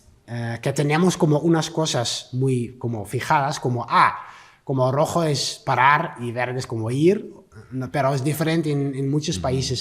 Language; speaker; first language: Spanish; non-native, learner; Dutch